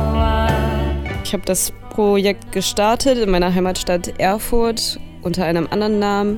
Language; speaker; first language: German; native; German